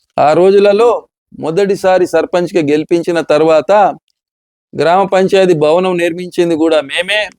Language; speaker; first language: Telugu; non-native, local second language; Lambadi